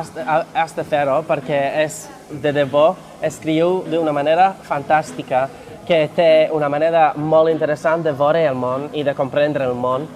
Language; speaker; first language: Catalan; non-native, fluent; English